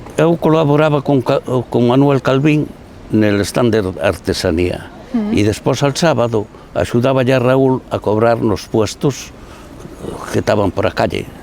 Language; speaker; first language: Galician; native; Galician